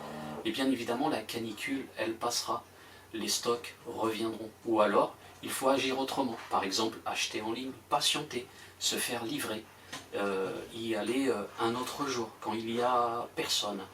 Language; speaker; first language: French; native; French